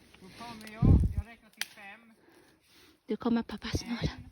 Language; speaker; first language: Swedish; non-native, learner; Thai